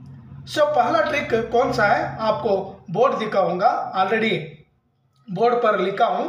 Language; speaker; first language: Hindi; non-native, local second language; Kannada